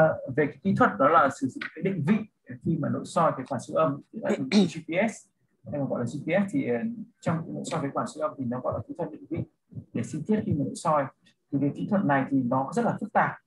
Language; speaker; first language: French; non-native, learner; Vietnamese